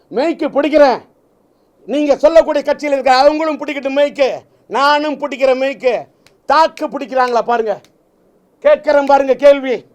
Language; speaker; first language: Tamil; native; Tamil